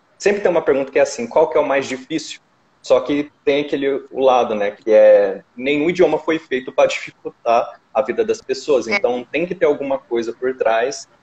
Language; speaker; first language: Portuguese; native; Portuguese